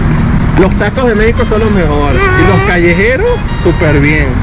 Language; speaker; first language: Spanish; native; Spanish